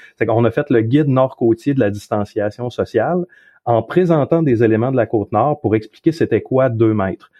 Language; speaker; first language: French; native; French